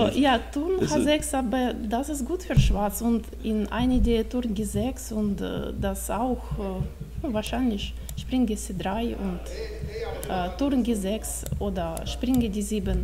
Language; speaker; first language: German; non-native, learner; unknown